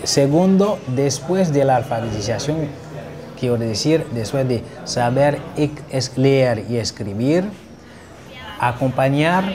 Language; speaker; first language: Spanish; non-native, fluent; Haitian Creole